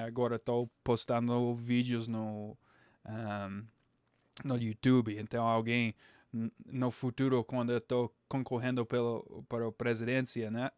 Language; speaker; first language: Portuguese; non-native, fluent; English